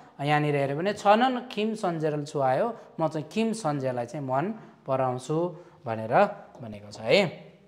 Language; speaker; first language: Nepali; native; Nepali